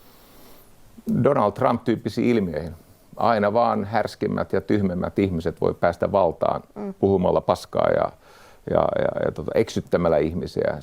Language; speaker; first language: Finnish; native; Finnish